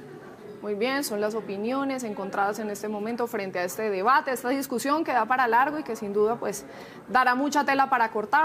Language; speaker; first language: Spanish; native; Spanish